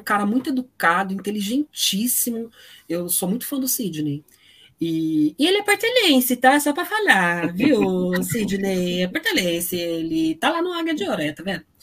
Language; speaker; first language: Portuguese; native; Portuguese